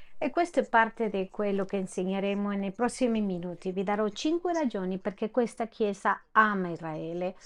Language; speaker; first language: Italian; non-native, fluent; Spanish